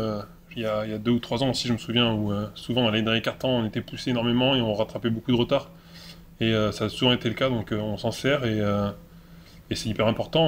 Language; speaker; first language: French; native; French